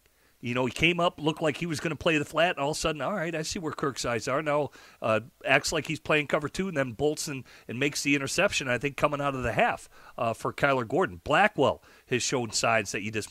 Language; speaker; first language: English; native; English